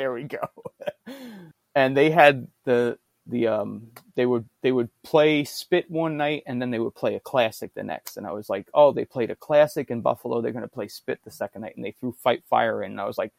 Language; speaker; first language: English; native; English